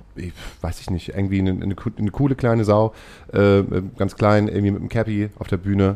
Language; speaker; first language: German; native; German